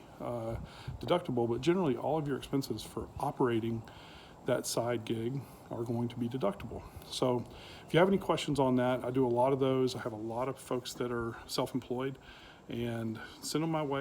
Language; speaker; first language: English; native; English